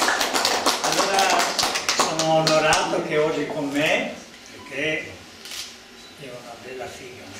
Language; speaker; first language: Italian; non-native, learner; Serbian